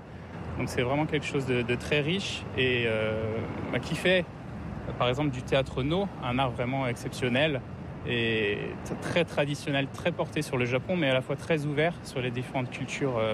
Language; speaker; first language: French; native; French